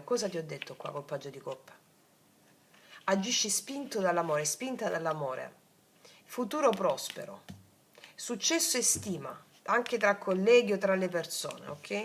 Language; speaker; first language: Italian; native; Italian